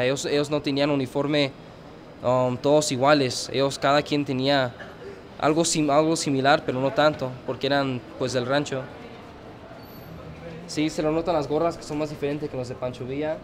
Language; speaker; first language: Spanish; early bilingual, other home language; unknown